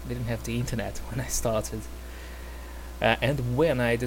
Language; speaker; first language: English; non-native, fluent; Portuguese